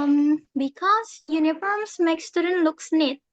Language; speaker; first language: English; non-native, learner; Indonesian